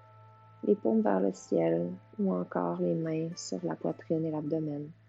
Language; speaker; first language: French; native; French